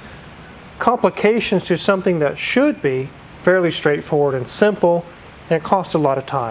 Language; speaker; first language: English; native; English